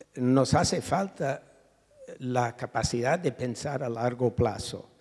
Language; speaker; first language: Spanish; non-native, fluent; English